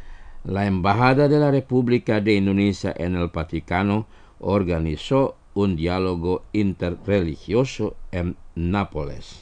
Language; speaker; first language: Spanish; non-native, fluent; Indonesian